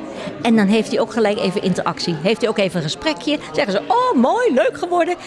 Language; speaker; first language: Dutch; native; Dutch